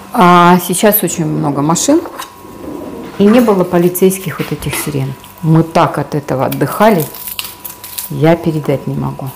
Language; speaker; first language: Russian; native; Russian